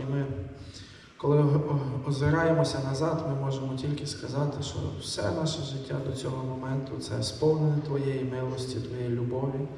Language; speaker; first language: Ukrainian; native; Ukrainian